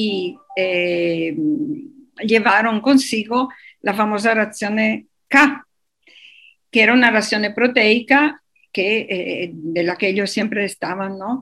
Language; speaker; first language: Spanish; non-native, fluent; Italian